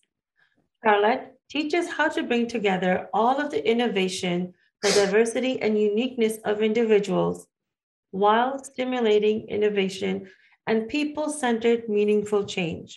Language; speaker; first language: English; native; English